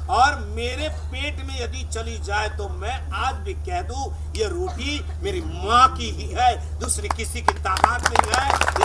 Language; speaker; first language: Hindi; non-native, local second language; Gujarati